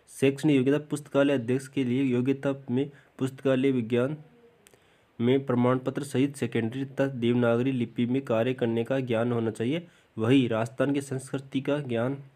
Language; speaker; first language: Hindi; native; Hindi